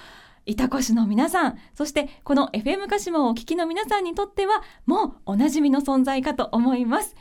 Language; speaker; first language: Japanese; native; Japanese